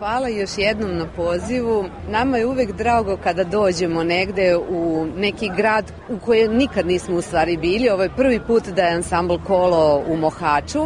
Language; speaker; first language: Serbian; native; Serbian